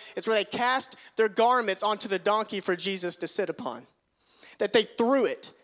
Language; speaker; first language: English; native; English